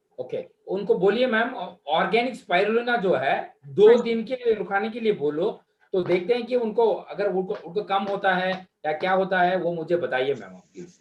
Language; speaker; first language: Hindi; non-native, local second language; Kannada